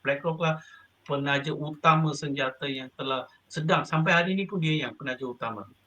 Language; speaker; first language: Malay; non-native, local second language; Tamil